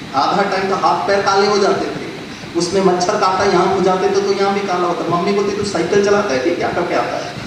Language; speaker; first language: Hindi; non-native, local second language; Tamil